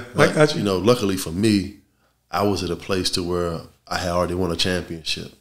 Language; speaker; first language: English; native; English